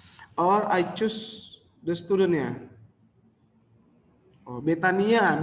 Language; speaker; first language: English; non-native, local second language; Indonesian